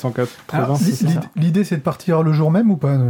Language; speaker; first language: French; native; French